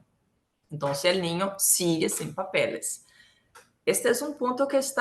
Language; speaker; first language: Spanish; non-native, local second language; Portuguese